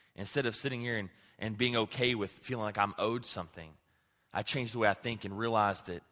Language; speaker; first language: English; native; English